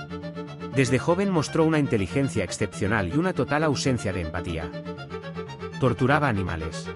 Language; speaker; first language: Spanish; native; Spanish